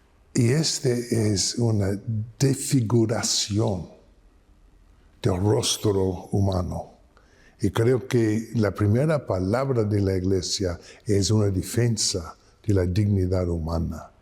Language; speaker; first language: Spanish; non-native, fluent; English